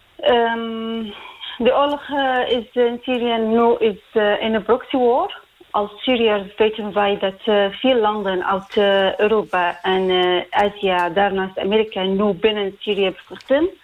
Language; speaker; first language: Dutch; non-native, learner; Arabic